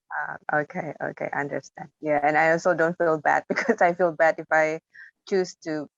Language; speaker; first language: English; non-native, fluent; Thai